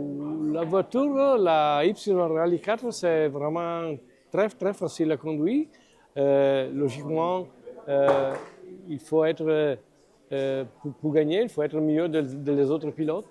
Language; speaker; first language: French; non-native, fluent; Italian